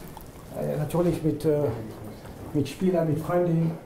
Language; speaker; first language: German; non-native, learner; French